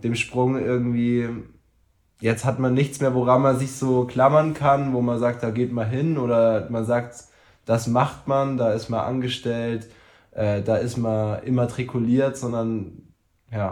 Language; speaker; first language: German; native; German